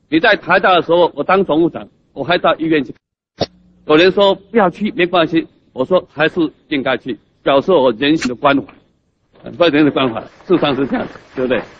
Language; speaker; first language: Chinese; native; Chinese